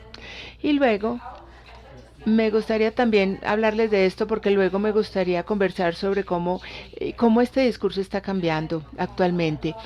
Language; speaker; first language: Spanish; non-native, fluent; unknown